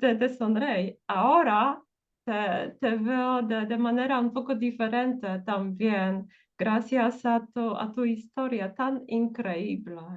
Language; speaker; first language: Spanish; non-native, fluent; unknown